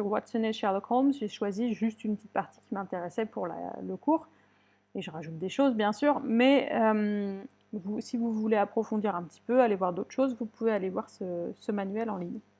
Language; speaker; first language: French; native; French